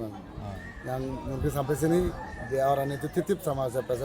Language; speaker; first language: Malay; non-native, learner; Rohingya